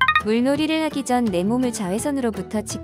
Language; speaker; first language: Korean; native; Korean